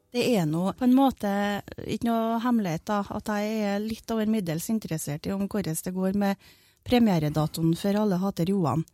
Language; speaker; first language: Norwegian; native; Norwegian